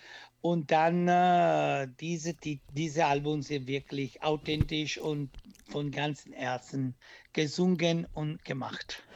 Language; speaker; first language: German; non-native, fluent; Italian